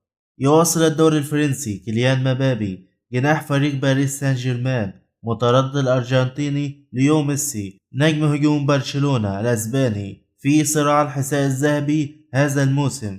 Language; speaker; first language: Arabic; native; Arabic